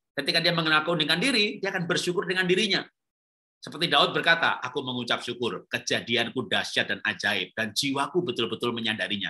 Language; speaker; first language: Indonesian; native; Indonesian